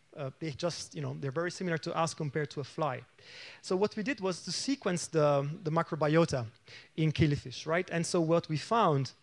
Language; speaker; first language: English; non-native, fluent; Italian